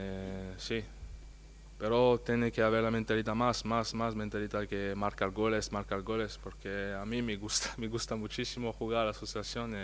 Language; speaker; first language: Spanish; non-native, fluent; French